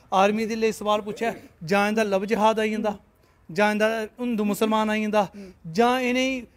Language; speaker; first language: Punjabi; non-native, local second language; Dogri